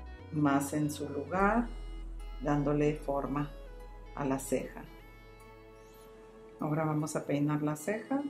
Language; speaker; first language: Spanish; native; Spanish